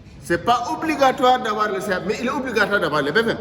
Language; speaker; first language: French; non-native, local second language; Wolof